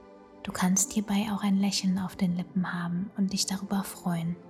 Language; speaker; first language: German; native; German